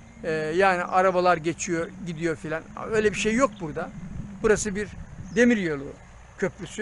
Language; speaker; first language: Turkish; native; Turkish